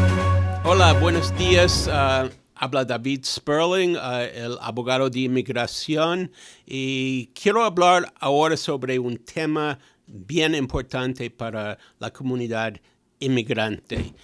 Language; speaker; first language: Spanish; non-native, fluent; English